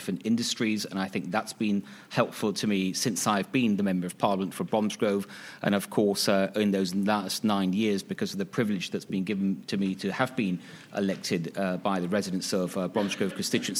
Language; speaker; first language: English; native; English